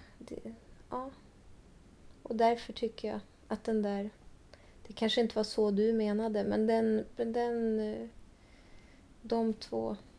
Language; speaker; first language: Swedish; native; Swedish